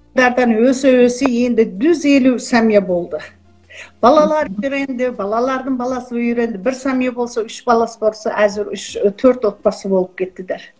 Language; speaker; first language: Kazakh; early bilingual, heritage; Kazakh